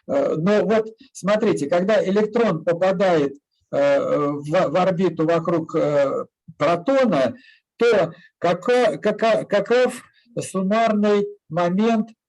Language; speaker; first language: Russian; native; Russian